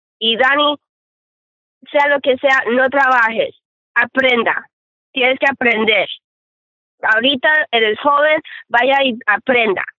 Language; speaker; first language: Spanish; early bilingual, heritage; Spanish